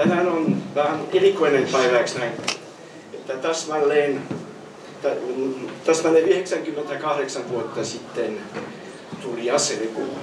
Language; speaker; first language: Finnish; non-native, fluent; French